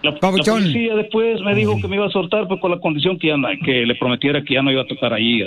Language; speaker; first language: Spanish; native; Spanish